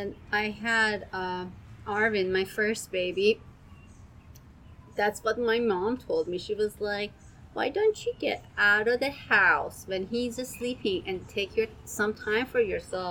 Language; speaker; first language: English; non-native, fluent; Persian